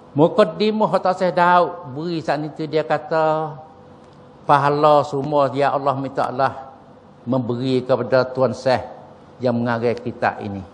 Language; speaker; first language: Malay; native; Malay